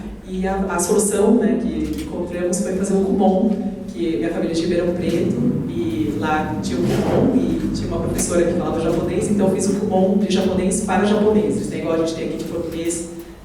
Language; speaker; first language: Portuguese; native; Portuguese